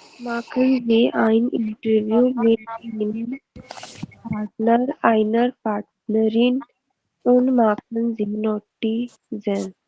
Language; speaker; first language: German; non-native, learner; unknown